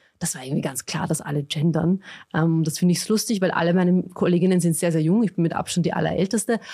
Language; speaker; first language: German; early bilingual, other home language; Bosnian